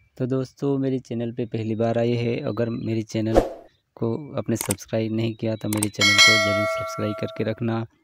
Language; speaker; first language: Hindi; non-native, local second language; Gujarati